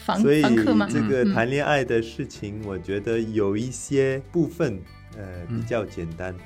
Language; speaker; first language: Chinese; non-native, learner; French